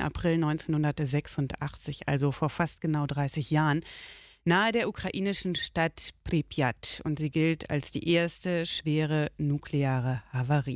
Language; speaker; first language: German; native; German